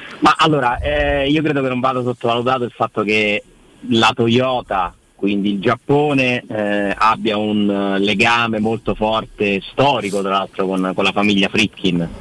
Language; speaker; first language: Italian; native; Italian